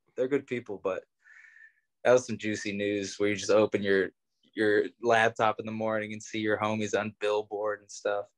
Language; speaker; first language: English; native; English